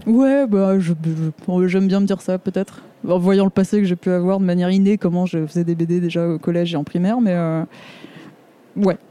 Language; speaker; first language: French; native; French